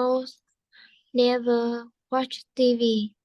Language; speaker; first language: English; non-native, learner; Vietnamese